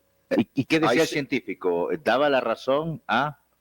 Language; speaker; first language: Spanish; native; Spanish